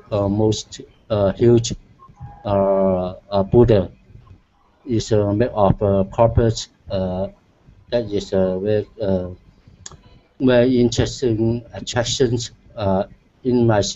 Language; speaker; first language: English; non-native, learner; Cantonese